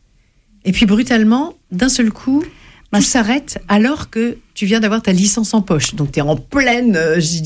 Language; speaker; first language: French; native; French